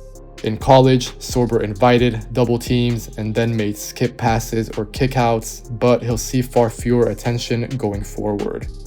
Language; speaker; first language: English; native; English